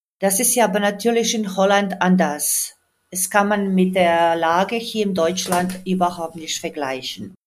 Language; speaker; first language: German; non-native, fluent; Croatian